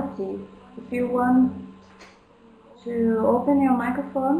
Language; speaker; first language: English; non-native, fluent; Portuguese